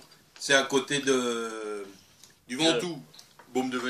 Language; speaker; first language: French; native; French